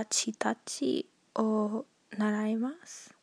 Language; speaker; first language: Japanese; non-native, learner; English